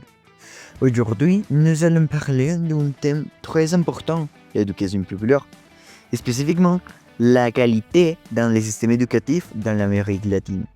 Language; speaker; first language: French; non-native, learner; Spanish